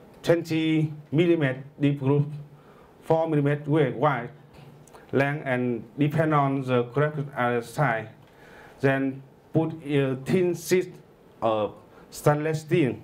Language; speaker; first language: English; non-native, learner; Vietnamese